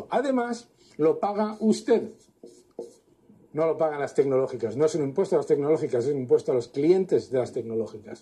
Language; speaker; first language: Spanish; native; Spanish